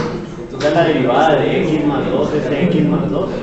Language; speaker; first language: Spanish; native; Spanish